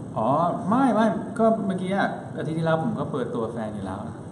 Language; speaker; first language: Thai; early bilingual, other home language; Spanish